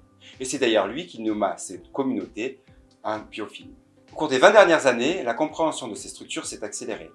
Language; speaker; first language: French; native; French